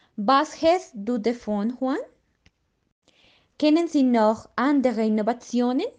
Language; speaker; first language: German; non-native, learner; Spanish